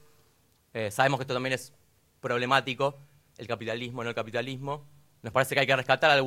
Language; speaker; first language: Spanish; native; Spanish